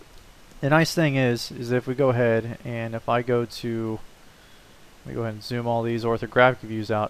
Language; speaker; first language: English; native; English